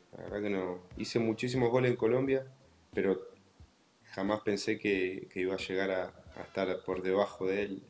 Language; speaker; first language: Spanish; native; Spanish